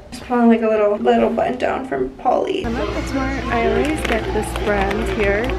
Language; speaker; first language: English; native; English